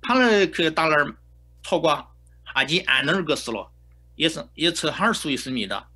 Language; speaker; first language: Korean; non-native, fluent; Chinese